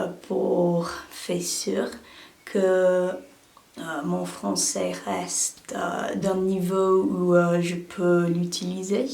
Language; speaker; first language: French; non-native, learner; English